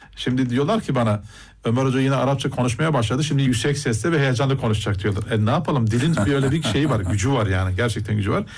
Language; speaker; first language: Turkish; native; Turkish